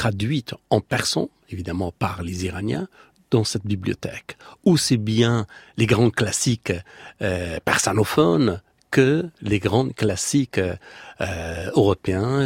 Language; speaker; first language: French; non-native, fluent; Persian